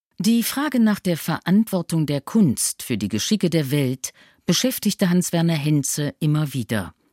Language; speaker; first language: German; native; German